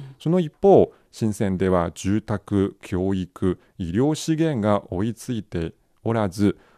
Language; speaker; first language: Japanese; non-native, fluent; Chinese